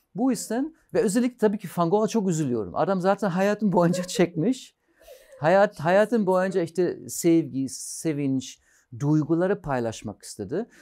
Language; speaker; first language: Turkish; non-native, fluent; German